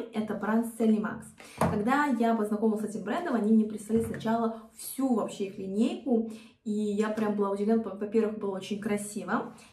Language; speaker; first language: Russian; non-native, fluent; Korean